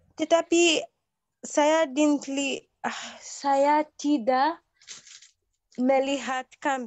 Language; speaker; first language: Indonesian; non-native, learner; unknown